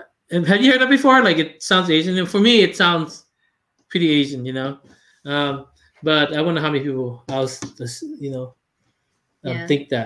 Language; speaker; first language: English; non-native, fluent; Lao